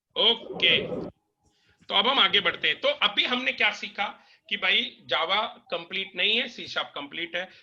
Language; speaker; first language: Hindi; native; Hindi